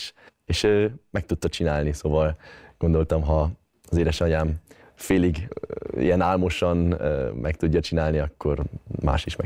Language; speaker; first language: Hungarian; early bilingual, heritage; Hungarian